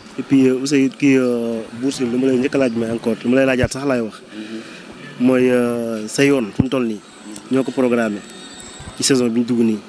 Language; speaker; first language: Wolof; native; Wolof